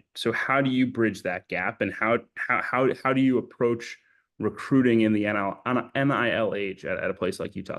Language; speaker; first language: English; native; English